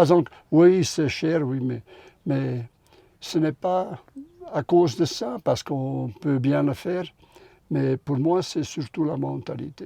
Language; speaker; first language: French; non-native, local second language; Dutch